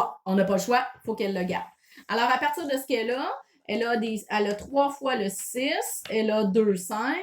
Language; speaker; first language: French; native; French